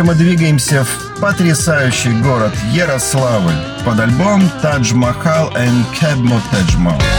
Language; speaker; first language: Russian; native; Russian